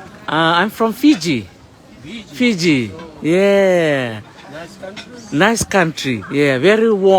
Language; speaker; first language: English; non-native, local second language; Fijian